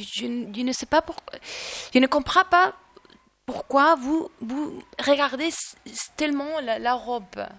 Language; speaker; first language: French; non-native, learner; Spanish